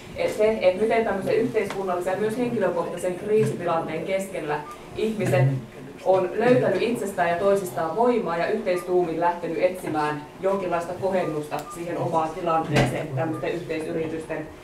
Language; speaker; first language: Finnish; native; Finnish